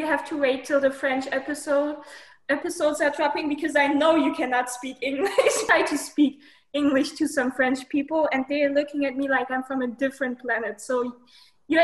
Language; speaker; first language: English; non-native, fluent; German